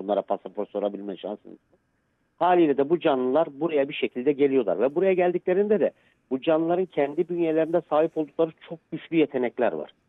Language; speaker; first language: Turkish; native; Turkish